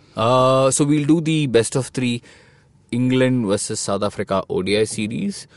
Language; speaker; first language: English; non-native, local second language; Hindi